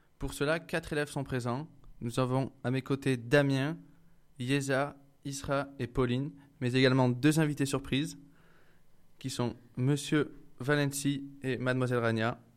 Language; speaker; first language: French; native; French